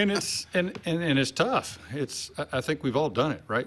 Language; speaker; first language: English; native; English